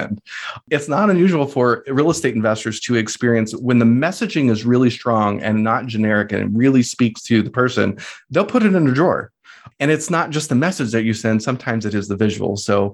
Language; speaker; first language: English; native; English